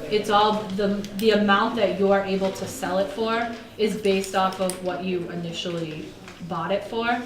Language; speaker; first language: English; native; English